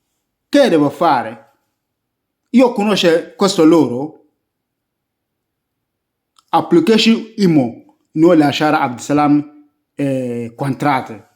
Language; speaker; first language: Italian; non-native, learner; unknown